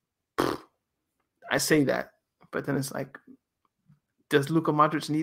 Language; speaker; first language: English; native; English